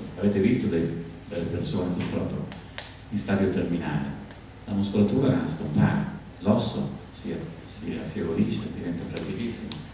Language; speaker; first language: Italian; native; Italian